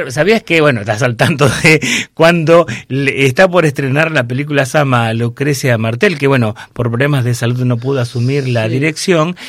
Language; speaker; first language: Spanish; native; Spanish